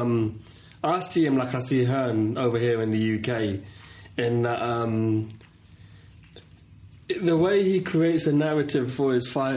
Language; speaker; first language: English; native; English